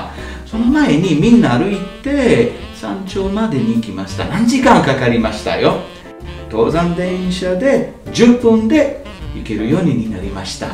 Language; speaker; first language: Japanese; non-native, fluent; Italian